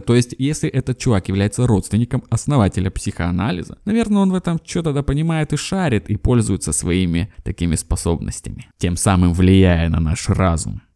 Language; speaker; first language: Russian; native; Russian